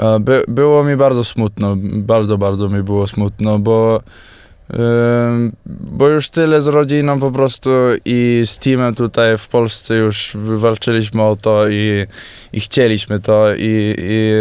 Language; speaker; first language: Polish; early bilingual, heritage; Polish